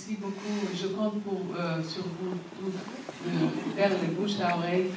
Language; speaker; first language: French; non-native, fluent; Arabic